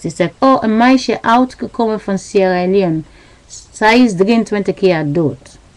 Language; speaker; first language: Dutch; non-native, learner; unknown